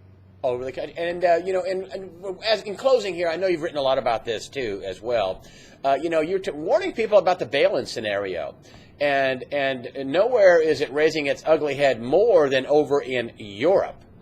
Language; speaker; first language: English; native; English